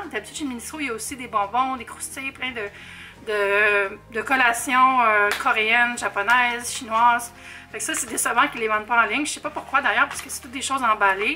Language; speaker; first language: French; native; French